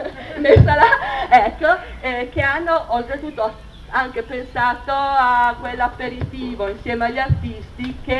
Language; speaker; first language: Italian; native; Italian